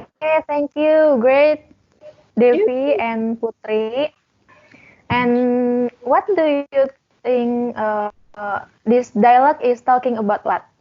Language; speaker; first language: English; non-native, learner; Indonesian